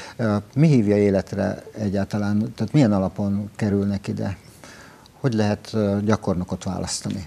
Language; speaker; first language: Hungarian; native; Hungarian